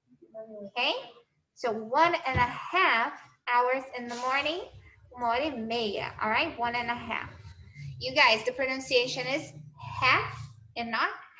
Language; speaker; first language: English; non-native, fluent; Portuguese